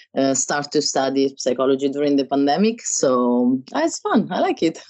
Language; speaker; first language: English; non-native, learner; Italian